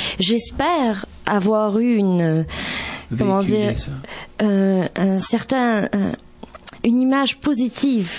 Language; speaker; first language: French; non-native, local second language; Arabic